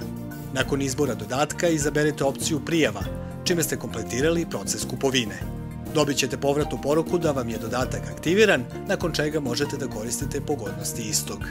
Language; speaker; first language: Serbian; native; Serbian